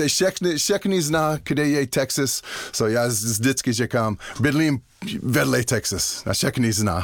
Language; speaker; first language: Czech; non-native, learner; English